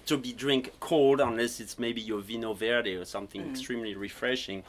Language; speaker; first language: English; non-native, fluent; French